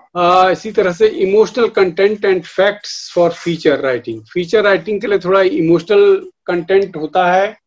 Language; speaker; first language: Hindi; native; Hindi